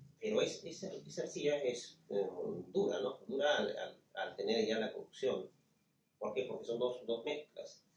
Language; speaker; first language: Spanish; native; Spanish